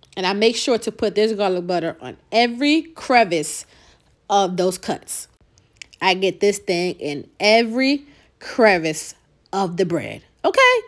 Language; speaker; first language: English; native; English